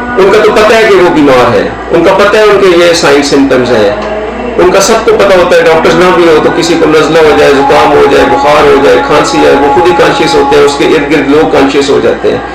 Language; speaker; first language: Urdu; non-native, local second language; Punjabi